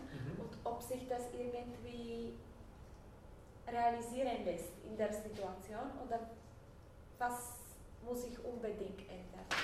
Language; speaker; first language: German; non-native, fluent; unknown